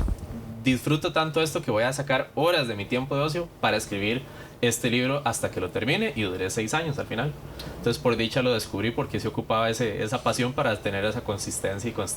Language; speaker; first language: Spanish; native; Spanish